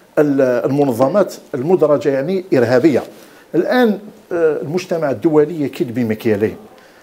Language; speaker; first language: Arabic; native; Arabic